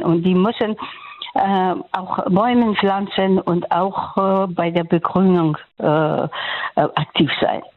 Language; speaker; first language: German; non-native, fluent; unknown